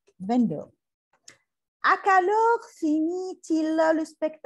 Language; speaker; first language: French; non-native, learner; Arabic